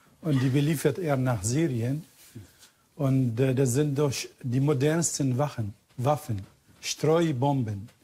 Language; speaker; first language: German; non-native, fluent; Arabic